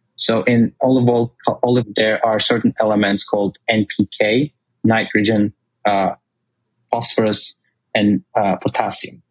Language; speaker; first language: English; non-native, fluent; Turkish